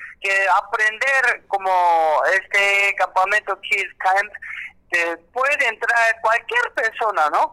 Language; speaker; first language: Spanish; non-native, learner; Korean